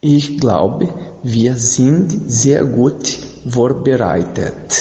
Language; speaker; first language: German; non-native, learner; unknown